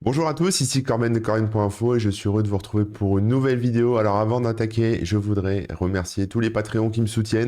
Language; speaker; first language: French; native; French